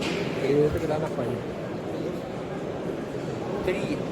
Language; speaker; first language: Russian; native; Russian